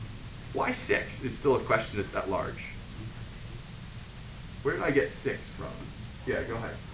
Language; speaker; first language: English; native; English